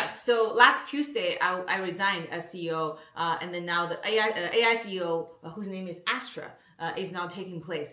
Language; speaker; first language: English; non-native, fluent; Chinese